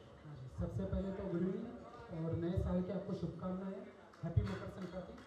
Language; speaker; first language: Hindi; native; Hindi